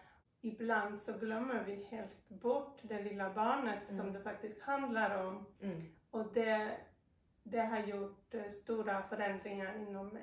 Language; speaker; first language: Swedish; non-native, fluent; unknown